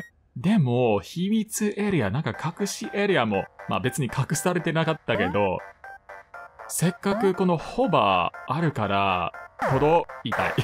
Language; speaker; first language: Japanese; non-native, fluent; English